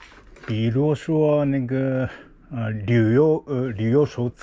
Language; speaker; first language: Chinese; non-native, learner; Japanese